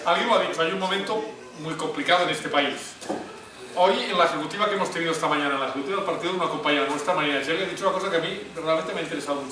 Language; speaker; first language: Spanish; native; Spanish